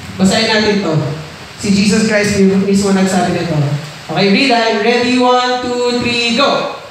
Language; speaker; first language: Filipino; non-native, local second language; Iloko